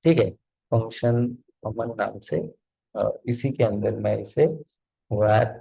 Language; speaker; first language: Hindi; non-native, local second language; Marathi